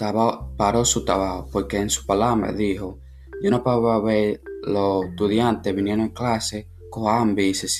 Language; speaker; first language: Spanish; non-native, learner; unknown